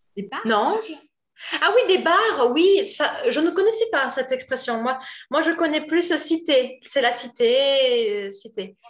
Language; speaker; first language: French; native; French